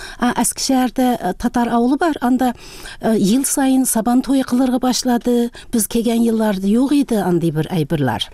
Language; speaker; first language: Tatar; early bilingual, heritage; Tatar